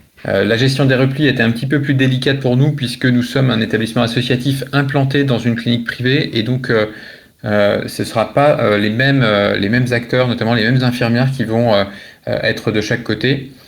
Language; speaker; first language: French; native; French